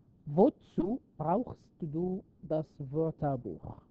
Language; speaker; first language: German; non-native, fluent; Arabic